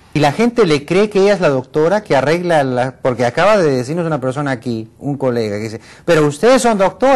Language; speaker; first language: Spanish; native; Spanish